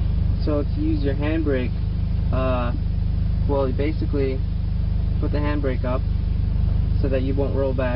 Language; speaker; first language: English; native; English